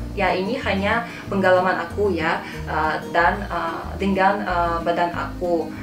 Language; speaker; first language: Indonesian; non-native, fluent; Russian